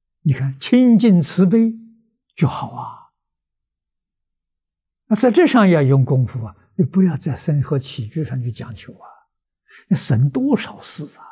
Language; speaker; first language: Chinese; native; Chinese